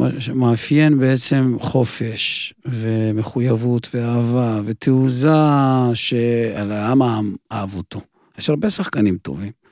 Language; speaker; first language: Hebrew; non-native, fluent; Russian